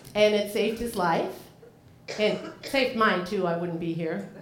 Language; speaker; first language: English; non-native, fluent; Spanish